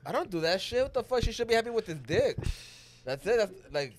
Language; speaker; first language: English; early bilingual, other home language; Spanish